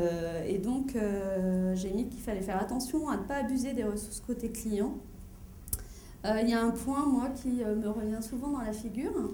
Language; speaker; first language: French; native; French